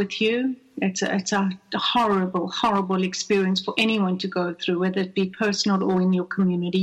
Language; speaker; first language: English; native; English